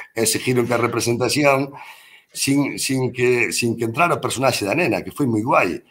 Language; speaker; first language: Galician; native; Galician